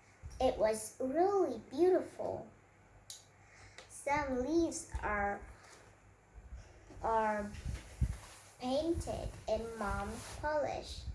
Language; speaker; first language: English; non-native, learner; Vietnamese